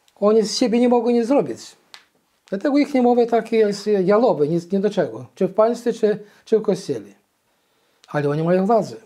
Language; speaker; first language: Polish; early bilingual, heritage; Polish